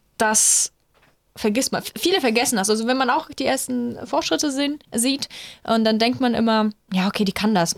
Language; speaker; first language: German; non-native, fluent; Bulgarian